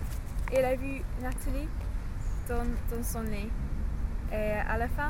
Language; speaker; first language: French; non-native, learner; English